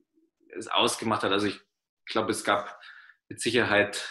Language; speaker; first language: German; native; German